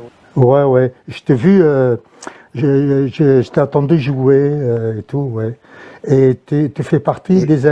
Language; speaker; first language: French; non-native, fluent; Arabic